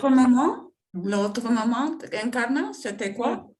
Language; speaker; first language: French; non-native, fluent; Spanish